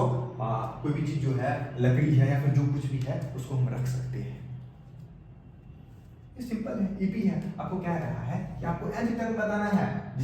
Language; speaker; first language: Hindi; native; Hindi